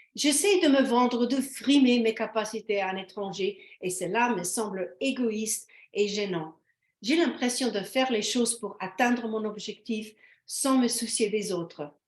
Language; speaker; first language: French; non-native, fluent; Slovenian